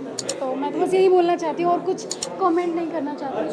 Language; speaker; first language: Hindi; native; Hindi